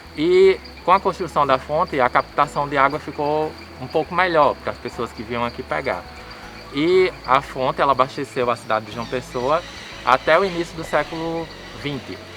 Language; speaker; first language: Portuguese; native; Portuguese